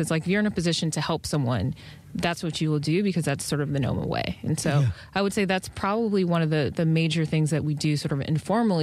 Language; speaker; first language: English; native; English